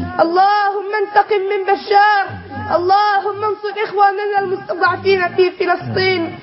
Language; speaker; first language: Arabic; native; Arabic